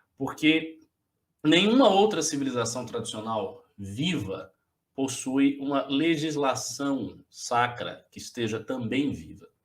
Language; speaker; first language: Portuguese; native; Portuguese